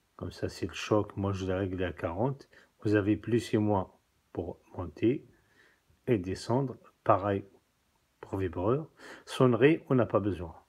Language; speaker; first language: French; non-native, local second language; Kabyle